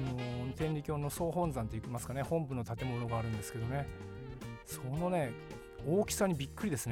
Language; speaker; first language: Japanese; native; Japanese